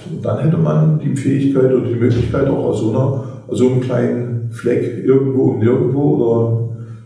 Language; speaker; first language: German; native; German